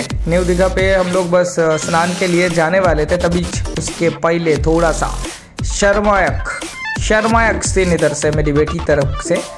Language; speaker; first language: Hindi; non-native, local second language; Bangla